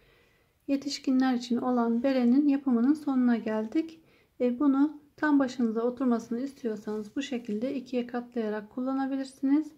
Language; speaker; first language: Turkish; native; Turkish